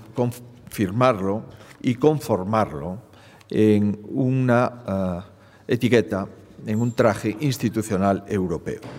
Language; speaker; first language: Spanish; native; Spanish